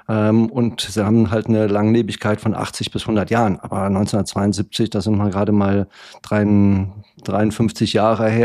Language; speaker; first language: German; native; German